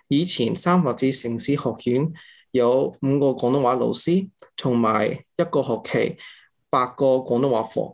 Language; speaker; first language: Cantonese; early bilingual, heritage; English